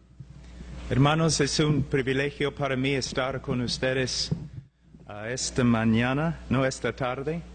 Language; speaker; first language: Spanish; non-native, fluent; English